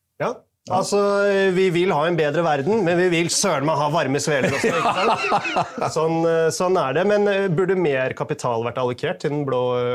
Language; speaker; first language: Norwegian; native; Norwegian